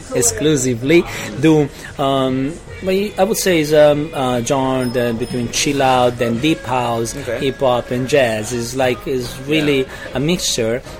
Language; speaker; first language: English; non-native, fluent; Italian